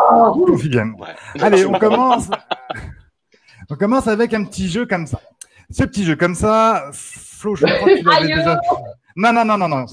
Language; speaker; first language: French; native; French